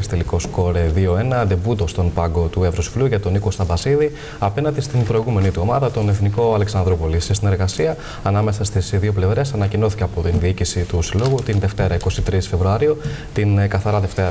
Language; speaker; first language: Greek; native; Greek